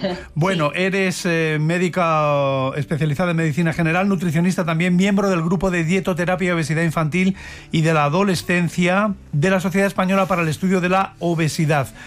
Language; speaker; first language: Spanish; native; Spanish